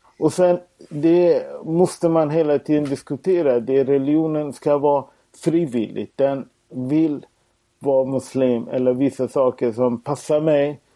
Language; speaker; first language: Swedish; non-native, fluent; Persian